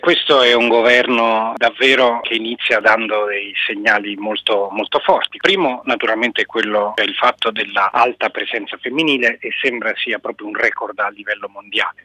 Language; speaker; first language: Italian; native; Italian